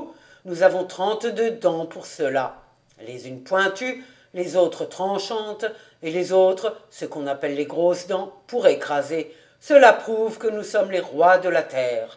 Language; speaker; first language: French; native; French